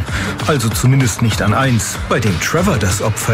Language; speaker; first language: German; native; German